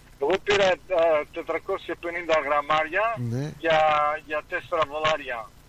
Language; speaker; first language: Greek; early bilingual, heritage; Greek